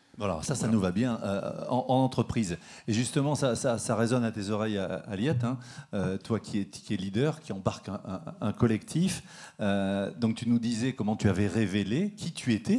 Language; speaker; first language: French; native; French